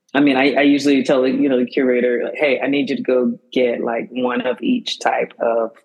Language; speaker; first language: English; native; English